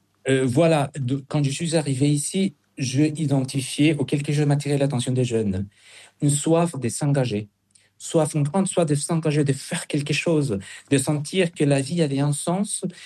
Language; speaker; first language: French; non-native, fluent; Spanish